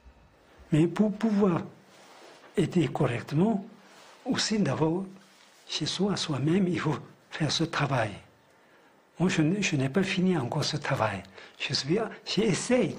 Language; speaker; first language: French; non-native, fluent; Tibetan